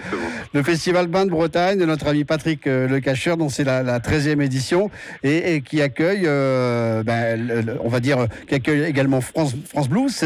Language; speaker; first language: French; native; French